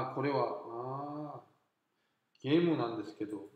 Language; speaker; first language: Japanese; non-native, fluent; Korean